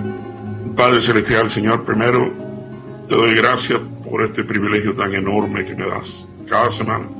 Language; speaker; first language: Spanish; native; Spanish